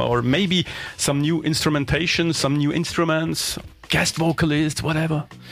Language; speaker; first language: English; non-native, fluent; German